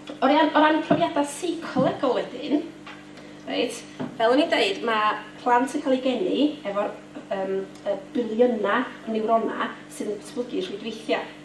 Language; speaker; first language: Welsh; native; Welsh